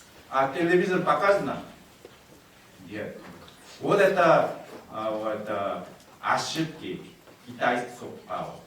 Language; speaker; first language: Russian; non-native, learner; Korean